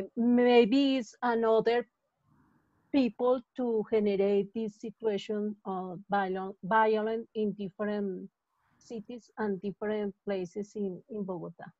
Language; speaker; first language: English; non-native, learner; Spanish